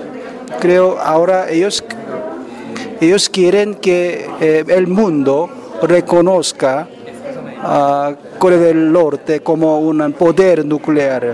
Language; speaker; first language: Spanish; non-native, learner; Korean